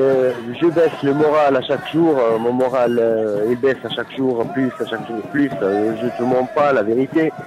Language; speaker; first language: French; non-native, local second language; Arabic